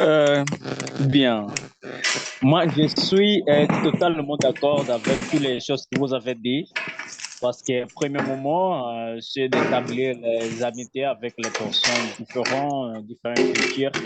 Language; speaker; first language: French; non-native, learner; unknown